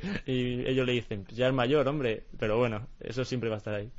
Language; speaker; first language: Spanish; native; Spanish